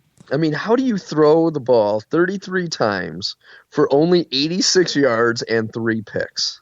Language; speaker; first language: English; native; English